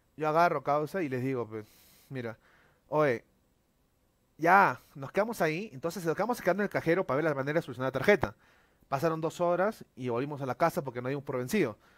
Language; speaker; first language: Spanish; native; Spanish